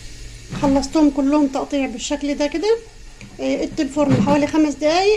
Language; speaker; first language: Arabic; native; Arabic